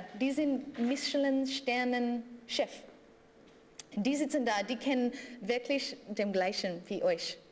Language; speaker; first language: German; non-native, learner; English